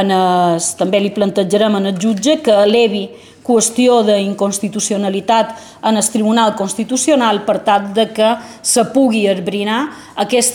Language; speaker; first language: Catalan; native; Catalan